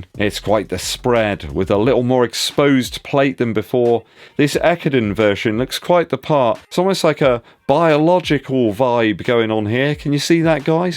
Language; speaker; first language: English; native; English